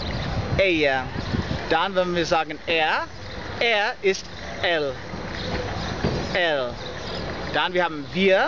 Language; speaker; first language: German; non-native, learner; English